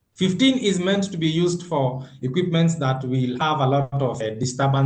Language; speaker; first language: English; non-native, local second language; Swahili